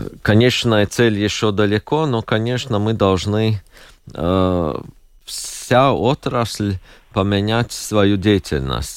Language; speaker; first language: Russian; non-native, local second language; Latvian